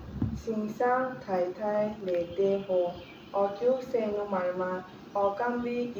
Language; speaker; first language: Cantonese; non-native, learner; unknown